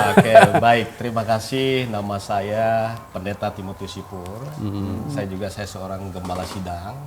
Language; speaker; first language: Indonesian; non-native, local second language; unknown